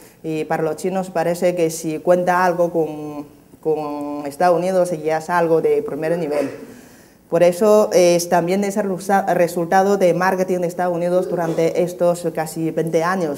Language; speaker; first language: Spanish; non-native, fluent; Chinese